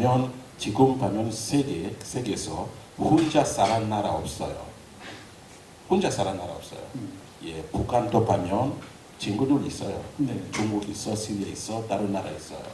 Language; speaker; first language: Korean; non-native, learner; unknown